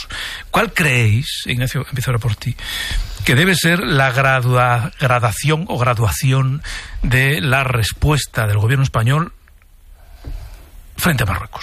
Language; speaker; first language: Spanish; native; Spanish